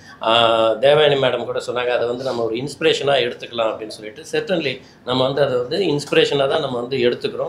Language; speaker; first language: Tamil; native; Tamil